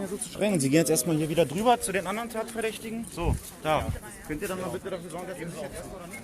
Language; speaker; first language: German; native; German